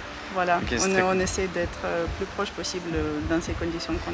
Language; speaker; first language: French; non-native, fluent; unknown